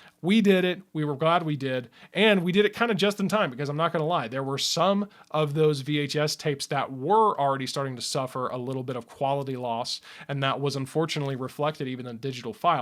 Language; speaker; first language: English; native; English